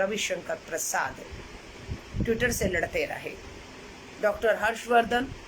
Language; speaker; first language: Hindi; native; Hindi